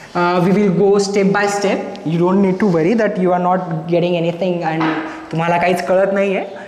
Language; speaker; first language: English; non-native, local second language; Marathi